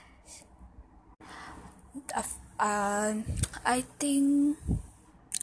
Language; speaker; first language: English; non-native, local second language; Malay